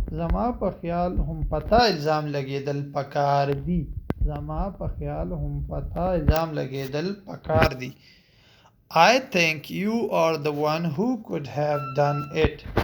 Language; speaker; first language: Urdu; non-native, local second language; Pashto